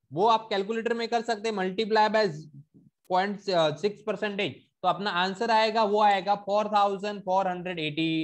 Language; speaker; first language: Hindi; non-native, local second language; Gujarati